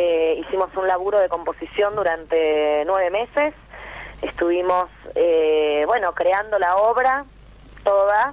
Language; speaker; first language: Spanish; native; Spanish